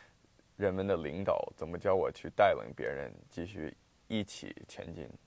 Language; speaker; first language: Chinese; early bilingual, heritage; Chinese